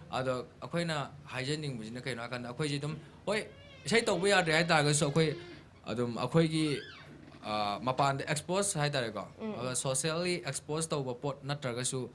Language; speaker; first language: Manipuri; native; Manipuri